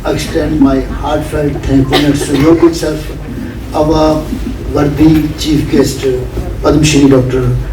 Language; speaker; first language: English; non-native, local second language; Punjabi